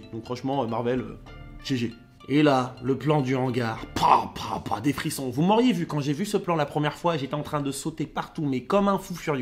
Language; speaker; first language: French; native; French